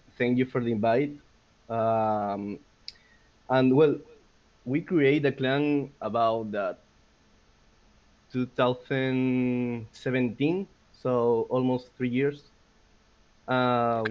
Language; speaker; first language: English; non-native, learner; Spanish